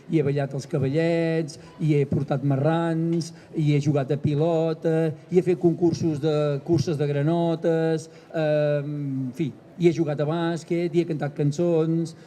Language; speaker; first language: Catalan; native; Catalan